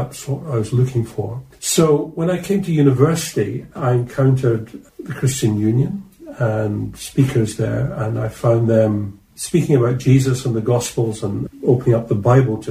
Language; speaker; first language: English; native; English